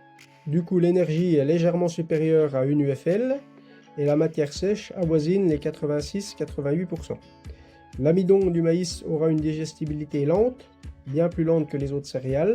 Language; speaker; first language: French; native; French